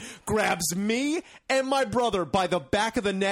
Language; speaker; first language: English; native; English